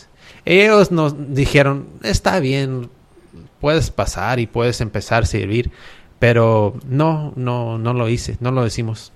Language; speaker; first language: Spanish; early bilingual, heritage; Spanish